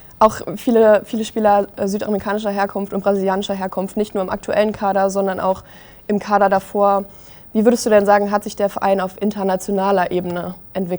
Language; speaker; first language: German; native; German